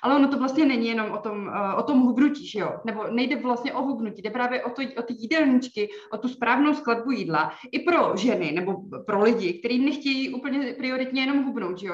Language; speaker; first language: Czech; native; Czech